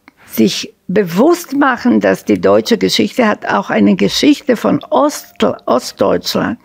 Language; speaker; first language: German; non-native, fluent; Slovak